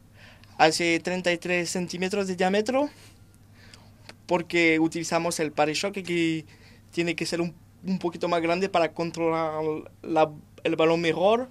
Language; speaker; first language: Spanish; non-native, fluent; French